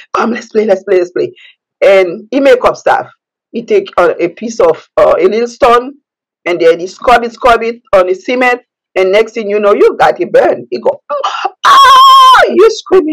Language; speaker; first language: English; non-native, fluent; Haitian Creole